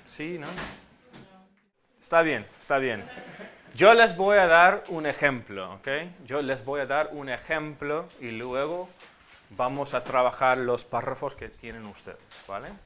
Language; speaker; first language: Spanish; non-native, fluent; English